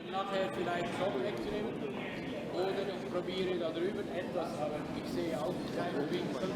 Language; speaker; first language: German; native; German